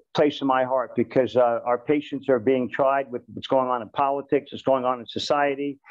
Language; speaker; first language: English; native; English